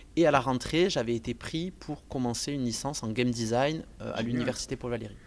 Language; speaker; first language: French; native; French